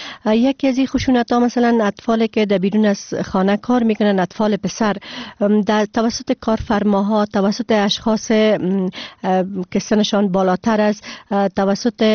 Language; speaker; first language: Persian; native; Persian